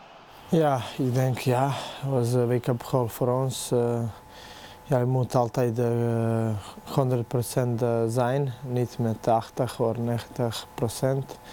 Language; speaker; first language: Dutch; non-native, learner; Serbian